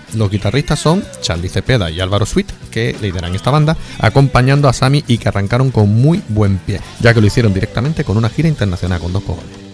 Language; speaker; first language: Spanish; native; Spanish